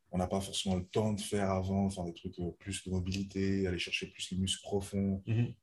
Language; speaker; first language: French; native; French